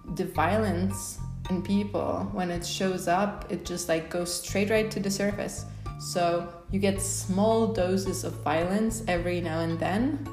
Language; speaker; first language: English; non-native, fluent; Polish